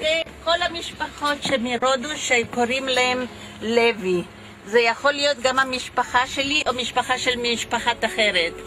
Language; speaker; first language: Hebrew; non-native, fluent; Ladino